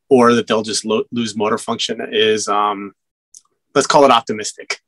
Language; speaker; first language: English; native; English